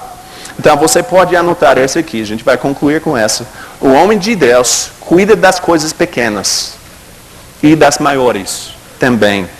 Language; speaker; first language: Portuguese; non-native, fluent; English